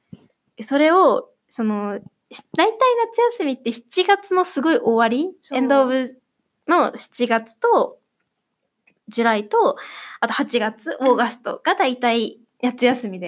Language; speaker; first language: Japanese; native; Japanese